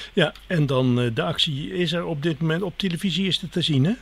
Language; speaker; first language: Dutch; native; Dutch